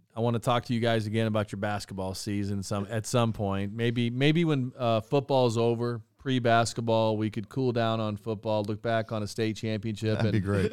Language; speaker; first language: English; native; English